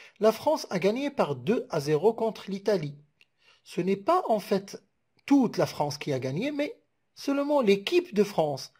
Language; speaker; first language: French; non-native, local second language; Arabic